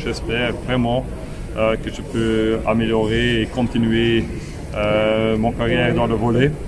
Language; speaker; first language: French; non-native, local second language; Dutch